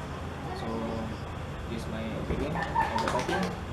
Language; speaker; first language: English; non-native, learner; Malay